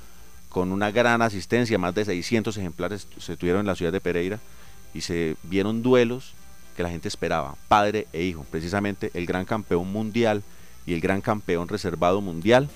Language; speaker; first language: Spanish; native; Spanish